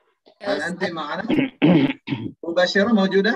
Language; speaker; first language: Arabic; non-native, fluent; Indonesian